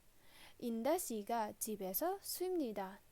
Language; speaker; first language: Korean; non-native, fluent; Indonesian